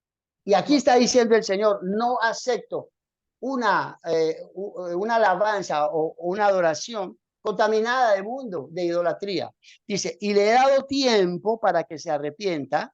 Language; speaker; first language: Spanish; native; Spanish